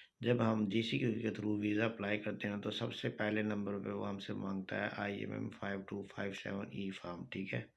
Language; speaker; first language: Urdu; non-native, local second language; Saraiki